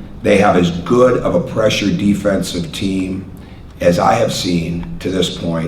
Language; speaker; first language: English; native; English